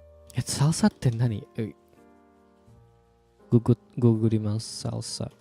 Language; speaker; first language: Japanese; non-native, fluent; Indonesian